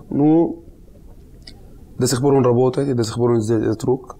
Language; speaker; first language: Russian; non-native, learner; Arabic